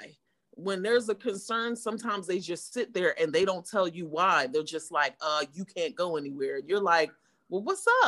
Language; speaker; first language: English; native; English